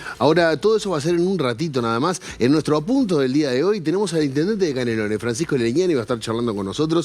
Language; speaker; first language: Spanish; native; Spanish